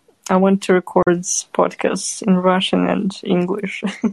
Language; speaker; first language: English; non-native, fluent; Russian